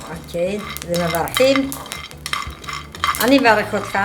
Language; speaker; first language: Hebrew; non-native, fluent; Amharic